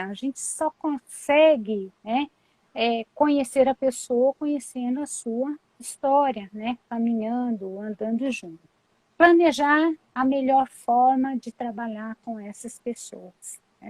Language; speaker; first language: Portuguese; native; Portuguese